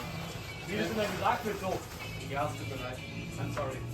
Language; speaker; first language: German; native; German